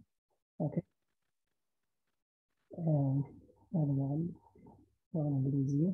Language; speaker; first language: Arabic; native; Arabic